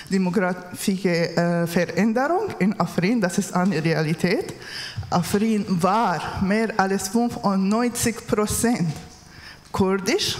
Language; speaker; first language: German; non-native, learner; Kurdish